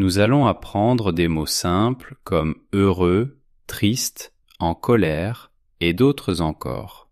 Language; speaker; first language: French; native; French